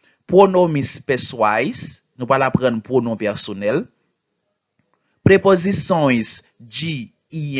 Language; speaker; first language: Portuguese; non-native, fluent; Haitian Creole